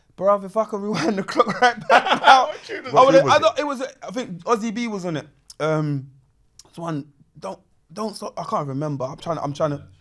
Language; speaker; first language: English; native; English